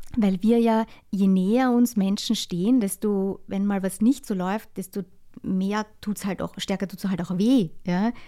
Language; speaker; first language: German; native; German